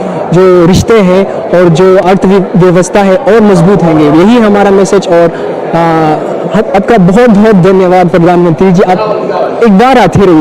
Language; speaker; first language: Hindi; non-native, fluent; Hausa